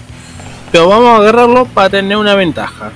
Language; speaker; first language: Spanish; native; Spanish